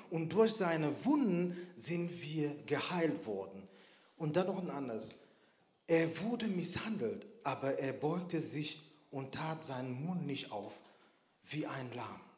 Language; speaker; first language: German; non-native, fluent; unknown